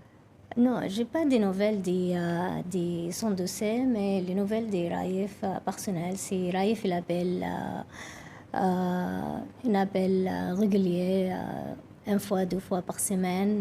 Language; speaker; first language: French; non-native, learner; Arabic